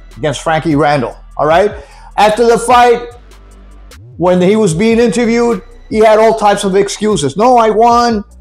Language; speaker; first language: English; non-native, fluent; Spanish